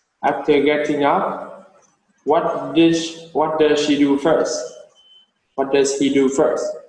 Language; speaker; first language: English; non-native, learner; Vietnamese